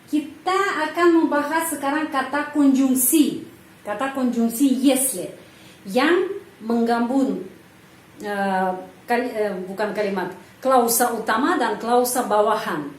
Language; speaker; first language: Indonesian; non-native, fluent; Russian